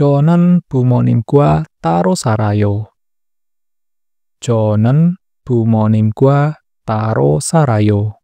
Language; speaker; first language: Korean; non-native, learner; Indonesian